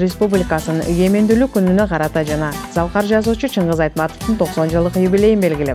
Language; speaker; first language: Kyrgyz; native; Kyrgyz